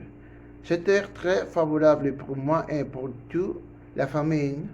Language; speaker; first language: French; non-native, learner; Spanish